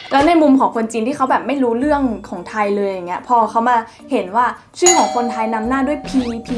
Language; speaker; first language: Thai; native; Thai